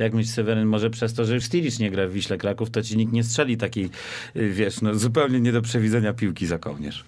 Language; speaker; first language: Polish; native; Polish